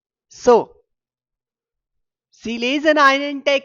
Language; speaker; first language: German; non-native, fluent; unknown